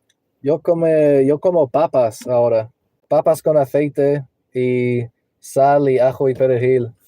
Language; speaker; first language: Spanish; non-native, learner; English